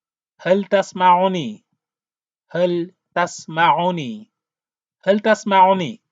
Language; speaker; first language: Arabic; non-native, fluent; Wolof